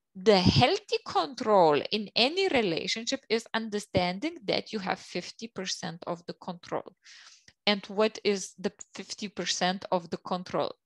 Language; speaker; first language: English; non-native, fluent; Lithuanian